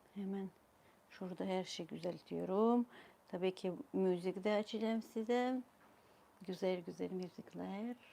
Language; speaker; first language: Turkish; non-native, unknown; Ukrainian